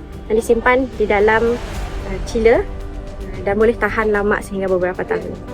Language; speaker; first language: Malay; native; Malay